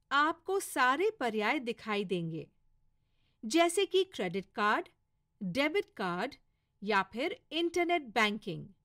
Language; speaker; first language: Hindi; non-native, local second language; Marathi